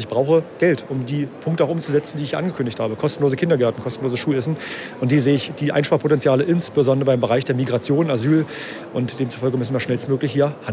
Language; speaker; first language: German; native; German